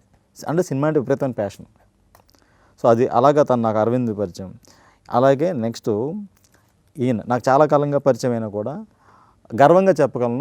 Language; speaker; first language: Telugu; native; Telugu